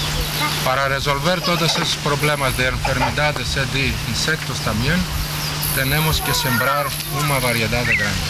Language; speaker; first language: Spanish; non-native, fluent; Greek